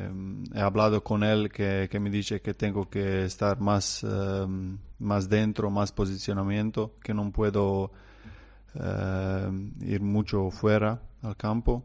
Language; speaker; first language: Spanish; non-native, learner; Croatian